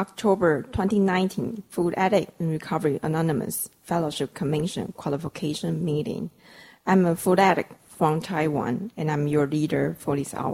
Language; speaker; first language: English; non-native, fluent; Chinese